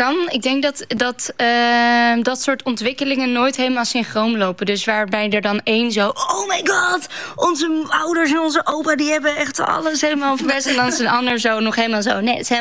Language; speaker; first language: Dutch; non-native, local second language; Western Frisian